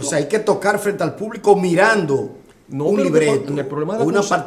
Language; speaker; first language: Spanish; native; Spanish